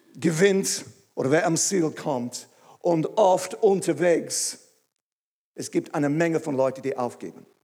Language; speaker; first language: German; non-native, fluent; English